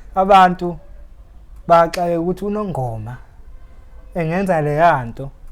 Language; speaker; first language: Zulu; native; Zulu